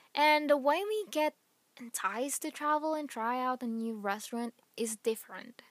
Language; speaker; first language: English; non-native, local second language; Filipino